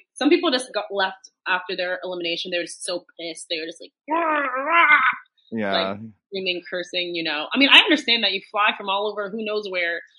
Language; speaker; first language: English; native; English